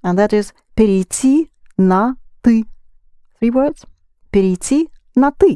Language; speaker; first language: Russian; non-native, fluent; English